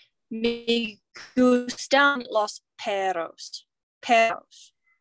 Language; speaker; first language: Spanish; non-native, learner; English